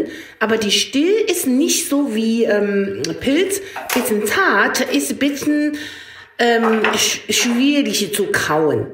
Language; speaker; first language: German; non-native, learner; Chinese